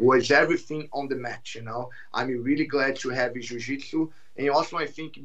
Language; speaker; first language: English; non-native, learner; Portuguese